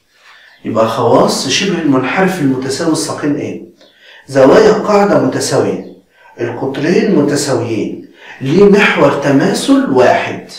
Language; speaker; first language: Arabic; native; Arabic